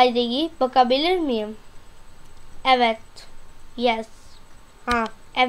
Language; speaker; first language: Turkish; non-native, learner; Urdu